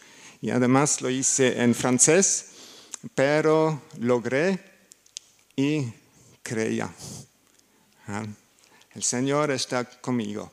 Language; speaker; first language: Spanish; non-native, learner; German